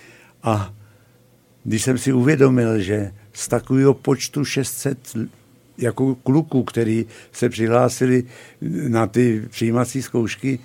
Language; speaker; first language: Czech; native; Czech